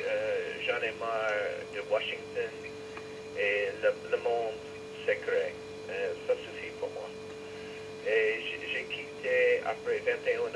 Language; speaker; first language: French; non-native, fluent; English